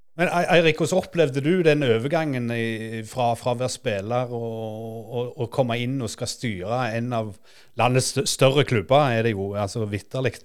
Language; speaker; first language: Norwegian; native; Norwegian